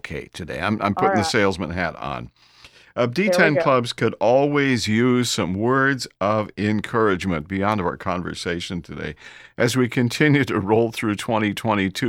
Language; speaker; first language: English; native; English